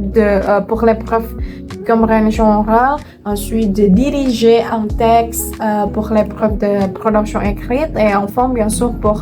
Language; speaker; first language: French; non-native, learner; Indonesian